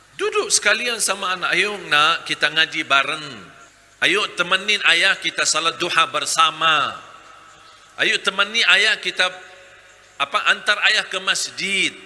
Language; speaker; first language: Malay; non-native, fluent; Arabic